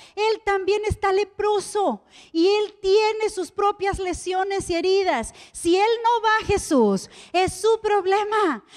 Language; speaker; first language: Spanish; native; Spanish